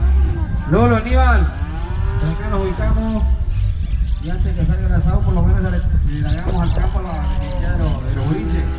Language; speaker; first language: Spanish; native; Spanish